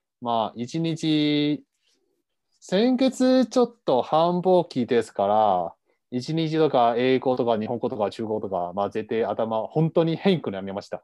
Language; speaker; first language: Japanese; non-native, learner; Chinese